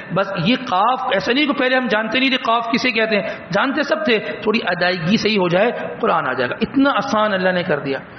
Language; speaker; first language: Urdu; native; Urdu